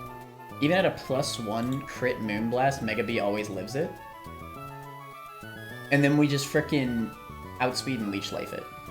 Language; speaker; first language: English; native; English